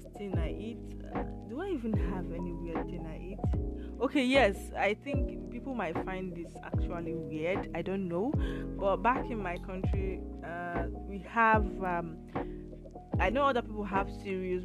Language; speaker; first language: English; non-native, local second language; Igbo